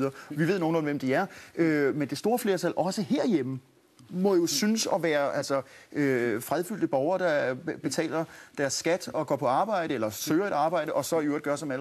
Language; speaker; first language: Danish; native; Danish